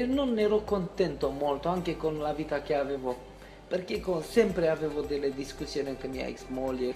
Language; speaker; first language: Italian; non-native, fluent; Romanian